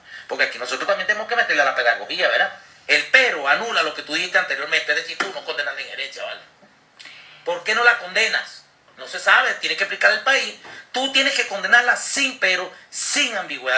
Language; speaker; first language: Spanish; native; Spanish